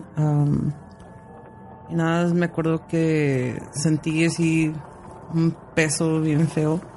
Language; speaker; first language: Spanish; early bilingual, heritage; Spanish